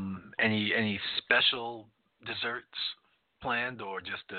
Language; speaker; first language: English; native; English